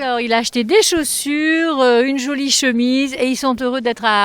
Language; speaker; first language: French; native; French